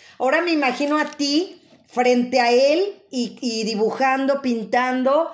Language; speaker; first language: Spanish; native; Spanish